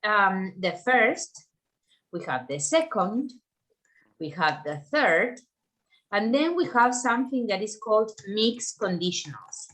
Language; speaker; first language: English; non-native, fluent; Spanish